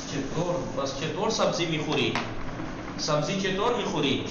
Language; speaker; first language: Persian; non-native, fluent; Urdu